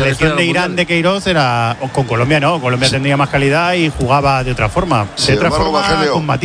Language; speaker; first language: Spanish; native; Spanish